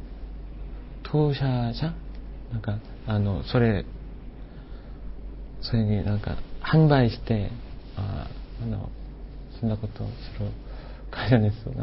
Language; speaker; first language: Japanese; non-native, fluent; Korean